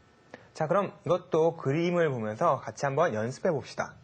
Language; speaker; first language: Korean; native; Korean